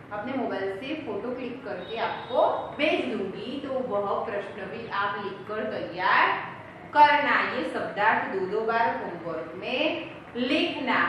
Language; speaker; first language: Hindi; non-native, local second language; Gujarati